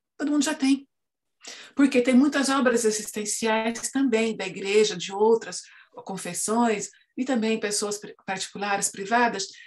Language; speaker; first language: Portuguese; native; Portuguese